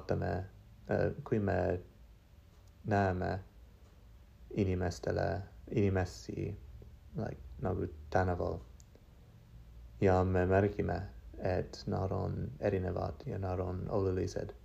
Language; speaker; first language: Estonian; non-native, learner; English